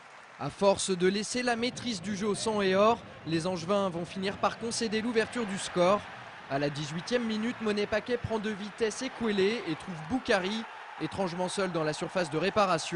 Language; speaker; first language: French; native; French